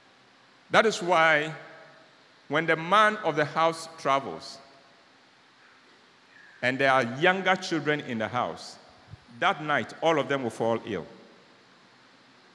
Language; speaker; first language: English; non-native, local second language; Akan